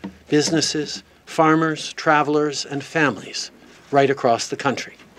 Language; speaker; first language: English; early bilingual, other home language; French